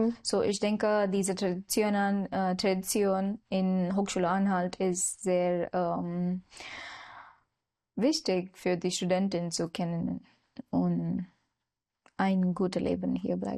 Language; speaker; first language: German; non-native, learner; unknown